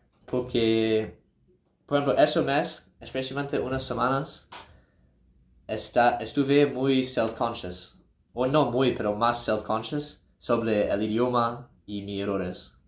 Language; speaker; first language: Spanish; non-native, learner; English